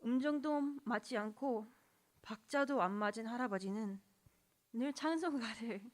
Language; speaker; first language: Korean; early bilingual, other home language; English